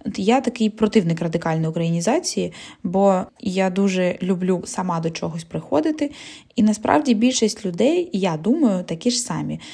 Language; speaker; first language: Ukrainian; non-native, local second language; Russian